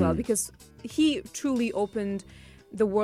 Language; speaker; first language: English; non-native, fluent; Urdu